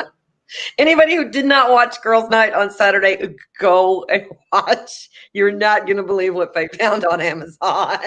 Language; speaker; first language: English; native; English